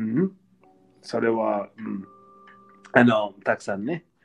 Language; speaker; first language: Japanese; non-native, learner; English